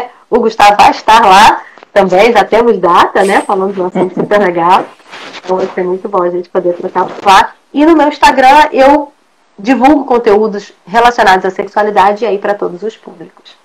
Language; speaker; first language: Portuguese; native; Portuguese